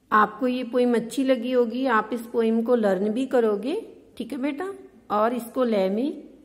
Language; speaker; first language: Hindi; non-native, local second language; Punjabi